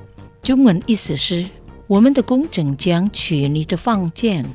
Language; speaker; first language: Chinese; non-native, learner; Indonesian